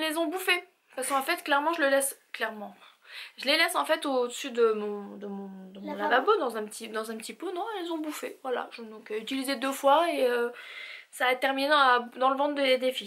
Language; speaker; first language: French; native; French